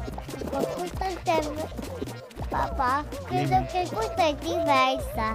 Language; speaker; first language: Italian; early bilingual, heritage; Italian